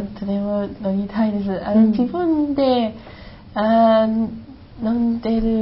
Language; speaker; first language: Japanese; non-native, learner; Chinese